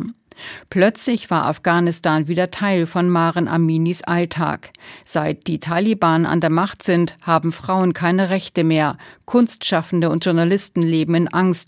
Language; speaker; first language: German; native; German